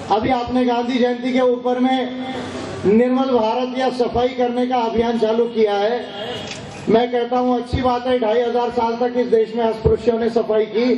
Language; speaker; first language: Hindi; non-native, local second language; Marathi